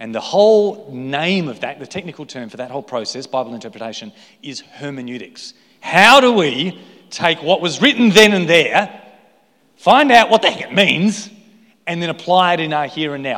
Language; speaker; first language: English; native; English